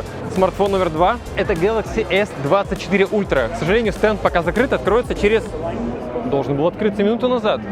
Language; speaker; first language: Russian; native; Russian